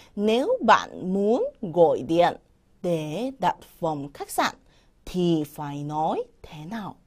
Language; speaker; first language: Vietnamese; non-native, fluent; Korean